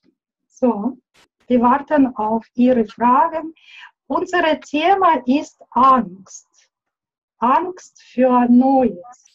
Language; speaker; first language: German; non-native, learner; Russian